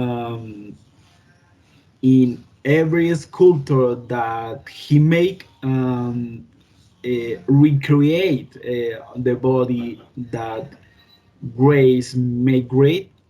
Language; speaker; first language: English; non-native, learner; Spanish